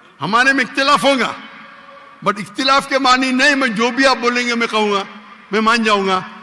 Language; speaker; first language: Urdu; non-native, local second language; Konkani